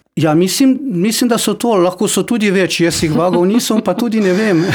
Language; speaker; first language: Slovenian; non-native, fluent; Croatian